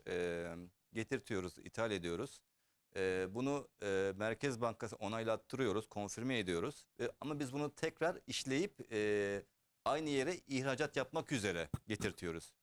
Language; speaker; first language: Turkish; early bilingual, heritage; Turkish